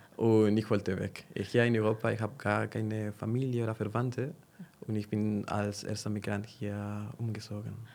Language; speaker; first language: German; non-native, fluent; Spanish